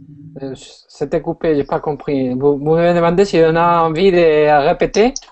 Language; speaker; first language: French; non-native, fluent; Spanish